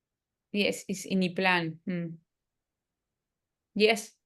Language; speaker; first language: English; non-native, learner; Spanish